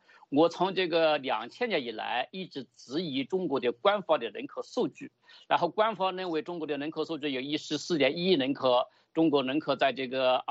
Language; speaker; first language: Chinese; native; Chinese